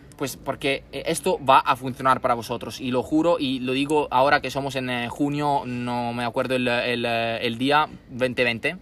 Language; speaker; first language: Spanish; non-native, fluent; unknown